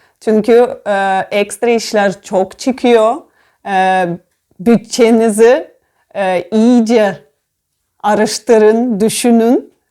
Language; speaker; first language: Turkish; non-native, learner; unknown